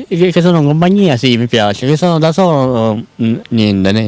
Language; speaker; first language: Italian; non-native, local second language; Sicilian